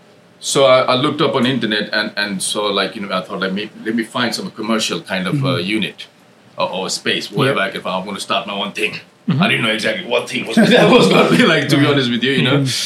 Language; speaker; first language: English; non-native, local second language; Nepali